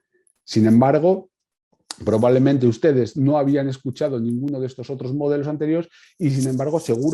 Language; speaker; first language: Spanish; native; Spanish